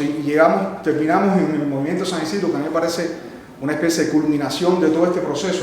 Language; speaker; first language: Spanish; native; Spanish